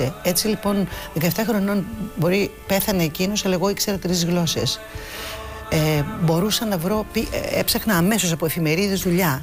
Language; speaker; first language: Greek; native; Greek